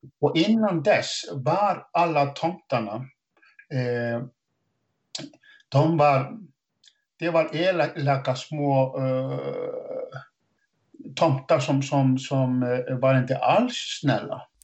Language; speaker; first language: Swedish; non-native, fluent; Icelandic